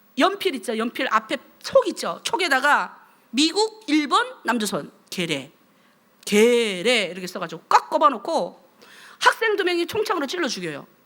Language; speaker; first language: Korean; native; Korean